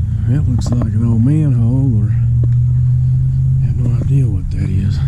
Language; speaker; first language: English; native; English